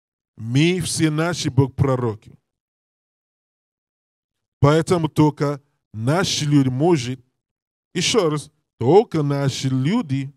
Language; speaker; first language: Russian; non-native, learner; English